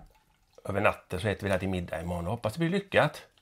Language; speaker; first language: Swedish; native; Swedish